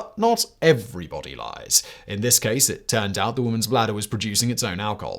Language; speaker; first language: English; native; English